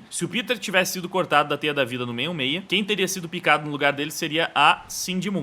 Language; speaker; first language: Portuguese; native; Portuguese